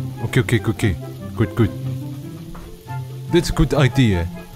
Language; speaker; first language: English; non-native, learner; Korean